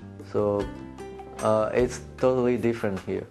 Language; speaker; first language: English; non-native, fluent; Portuguese